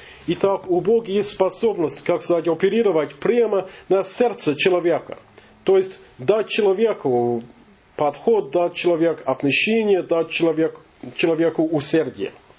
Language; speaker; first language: Russian; non-native, fluent; English